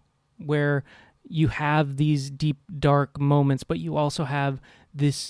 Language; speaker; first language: English; native; English